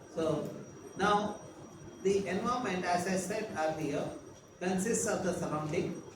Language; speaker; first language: English; non-native, local second language; Kannada